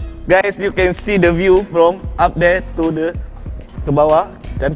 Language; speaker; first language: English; non-native, learner; Indonesian